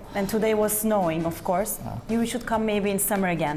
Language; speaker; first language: English; non-native, fluent; Turkish